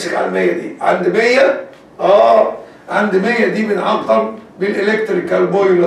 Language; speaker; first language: Arabic; native; Arabic